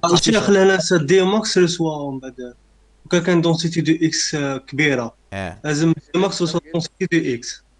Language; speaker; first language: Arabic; native; Arabic